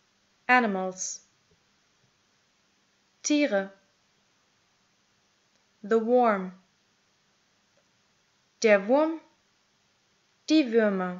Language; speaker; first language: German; native; German